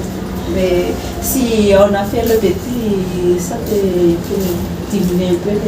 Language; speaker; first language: French; non-native, learner; Malagasy